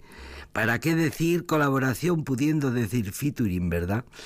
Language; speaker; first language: Spanish; native; Spanish